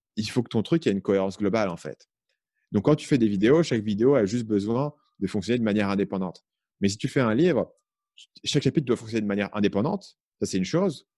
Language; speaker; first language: French; native; French